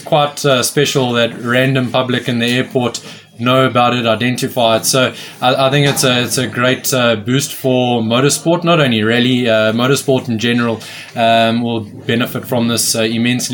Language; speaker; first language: English; native; English